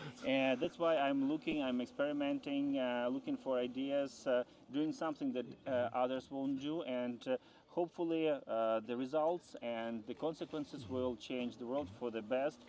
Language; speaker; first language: English; non-native, fluent; Ukrainian